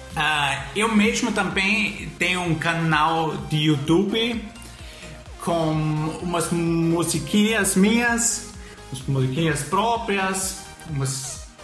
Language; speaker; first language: Portuguese; non-native, fluent; German